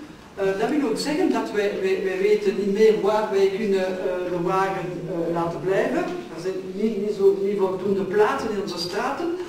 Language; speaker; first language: Dutch; non-native, local second language; French